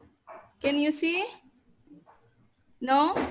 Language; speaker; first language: English; non-native, learner; Indonesian